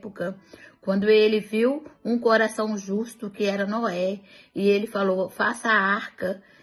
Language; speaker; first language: Portuguese; native; Portuguese